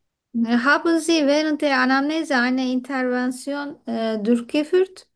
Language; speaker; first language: German; non-native, fluent; Turkish